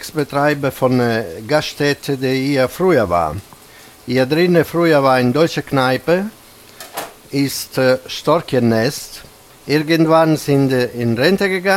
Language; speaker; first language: German; non-native, fluent; Italian